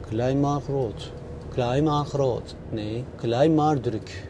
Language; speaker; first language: Dutch; non-native, fluent; Turkish